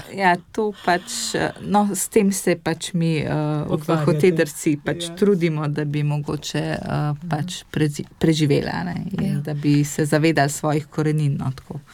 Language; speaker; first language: Slovenian; native; Slovenian